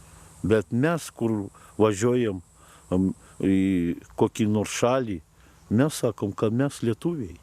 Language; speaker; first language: Lithuanian; non-native, local second language; Romany